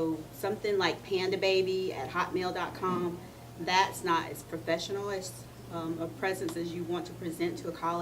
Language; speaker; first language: English; native; English